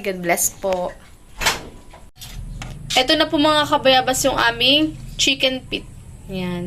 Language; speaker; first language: Filipino; native; Filipino